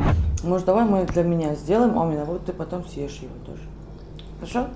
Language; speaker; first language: Russian; non-native, local second language; Uzbek